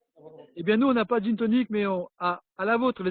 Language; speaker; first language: French; native; French